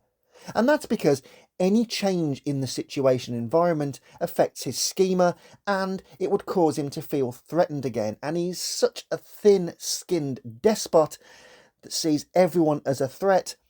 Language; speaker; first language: English; native; English